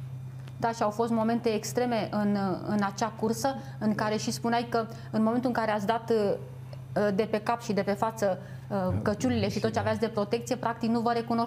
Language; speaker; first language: Romanian; native; Romanian